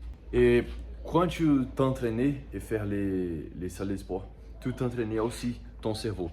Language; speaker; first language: French; non-native, learner; Portuguese